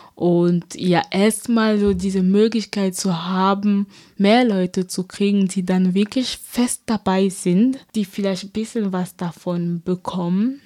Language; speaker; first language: German; non-native, fluent; French